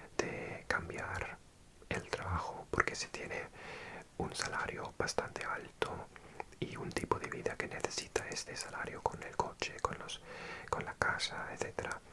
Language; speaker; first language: Spanish; non-native, fluent; English